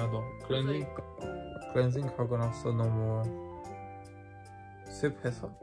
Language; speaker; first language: Korean; non-native, learner; Polish